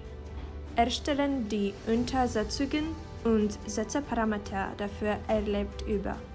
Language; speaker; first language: German; non-native, learner; Polish